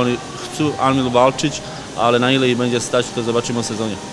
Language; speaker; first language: Polish; non-native, fluent; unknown